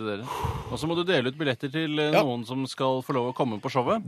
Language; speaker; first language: Norwegian; native; Norwegian